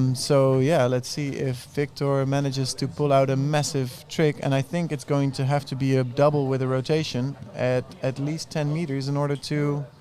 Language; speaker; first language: English; non-native, fluent; Dutch